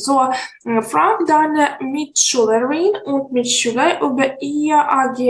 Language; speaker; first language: German; non-native, fluent; Ukrainian